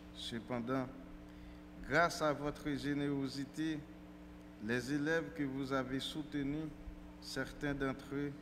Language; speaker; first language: French; native; French